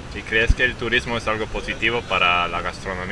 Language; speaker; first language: Spanish; non-native, learner; English